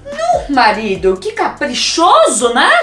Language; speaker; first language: Portuguese; non-native, fluent; English